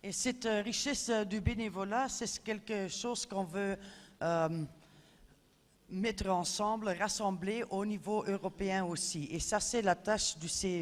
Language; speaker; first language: French; non-native, fluent; Dutch